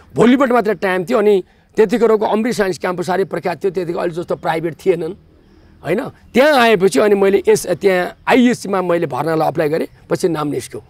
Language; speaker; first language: Nepali; native; Nepali